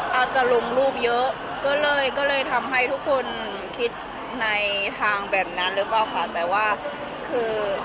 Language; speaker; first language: Thai; native; Thai